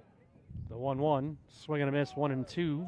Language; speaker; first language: English; native; English